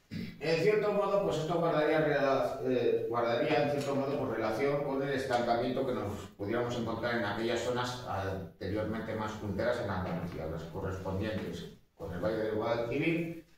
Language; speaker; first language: Spanish; native; Spanish